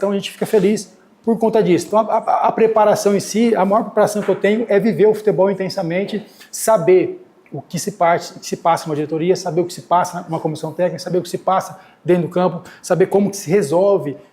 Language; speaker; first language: Portuguese; native; Portuguese